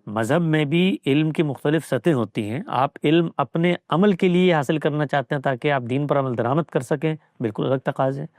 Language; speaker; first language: Urdu; native; Urdu